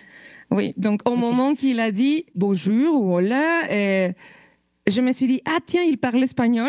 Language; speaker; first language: French; non-native, fluent; Spanish